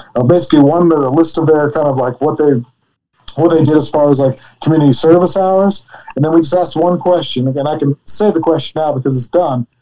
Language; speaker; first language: English; native; English